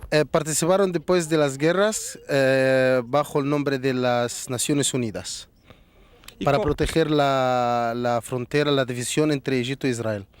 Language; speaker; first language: Portuguese; non-native, fluent; Arabic